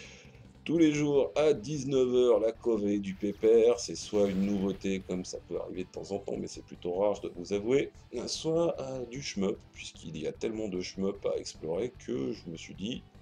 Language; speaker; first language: French; native; French